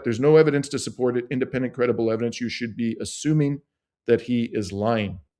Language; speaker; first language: English; native; English